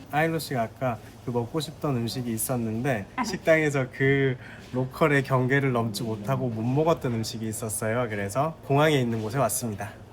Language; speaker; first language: Korean; native; Korean